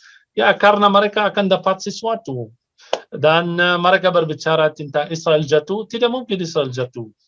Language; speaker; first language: Indonesian; non-native, fluent; Arabic